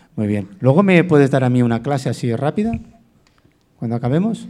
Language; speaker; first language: Spanish; native; Spanish